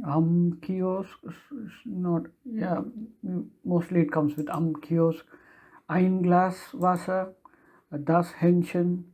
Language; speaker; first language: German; non-native, learner; Tamil